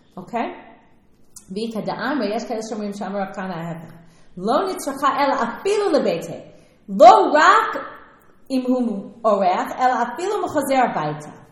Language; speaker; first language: Hebrew; non-native, fluent; English